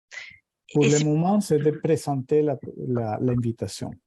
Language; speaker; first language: French; non-native, fluent; Spanish